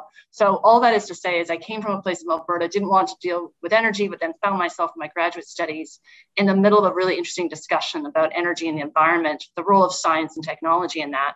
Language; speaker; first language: English; native; English